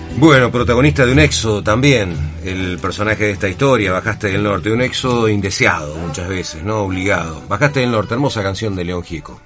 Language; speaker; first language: Spanish; native; Spanish